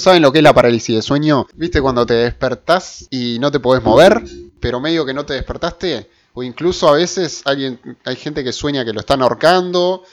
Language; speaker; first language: Spanish; native; Spanish